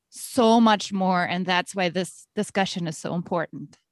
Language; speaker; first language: English; non-native, fluent; German